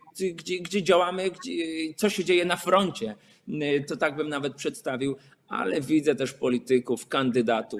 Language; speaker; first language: Polish; native; Polish